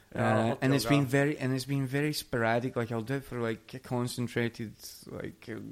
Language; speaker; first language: English; native; English